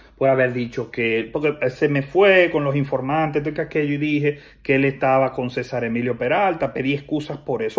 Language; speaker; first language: Spanish; native; Spanish